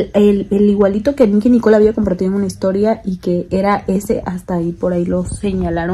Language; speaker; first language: Spanish; native; Spanish